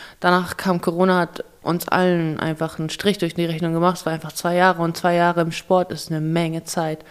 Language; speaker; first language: German; early bilingual, other home language; Russian